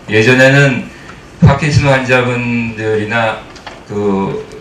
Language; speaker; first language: Korean; native; Korean